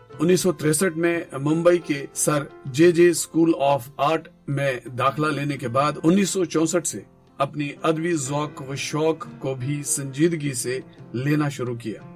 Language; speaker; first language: Urdu; non-native, local second language; Kashmiri